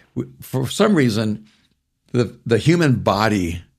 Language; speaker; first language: English; early bilingual, other home language; Spanish